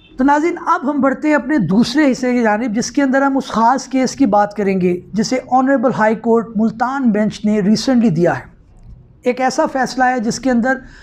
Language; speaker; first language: Urdu; non-native, local second language; Punjabi